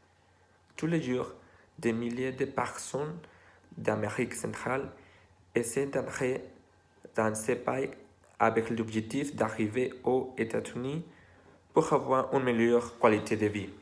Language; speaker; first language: French; non-native, learner; Spanish